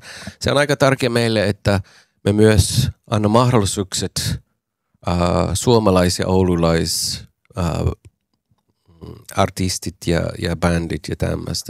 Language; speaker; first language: Finnish; non-native, learner; English